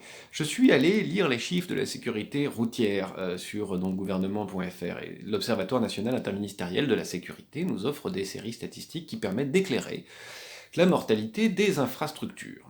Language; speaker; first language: French; native; French